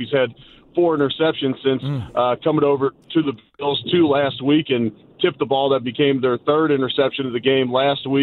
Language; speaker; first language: English; native; English